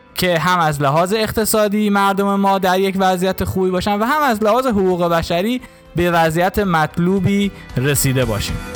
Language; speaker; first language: Persian; native; Persian